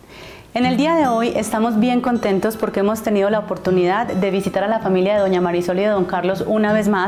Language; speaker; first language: Spanish; native; Spanish